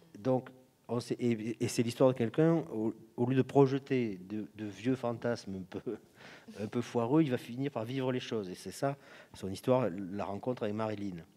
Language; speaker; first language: French; native; French